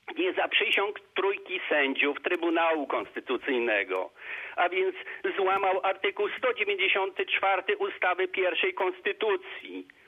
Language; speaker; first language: Polish; native; Polish